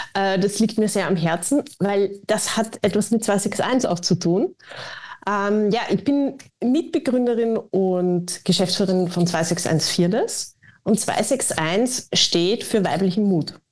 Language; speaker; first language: German; native; German